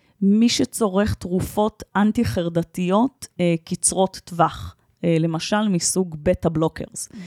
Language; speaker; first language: Hebrew; native; Hebrew